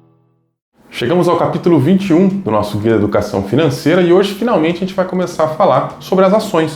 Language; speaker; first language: Portuguese; native; Portuguese